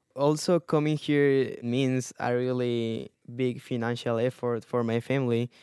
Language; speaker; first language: English; non-native, fluent; Spanish